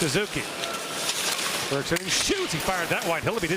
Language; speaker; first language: English; native; English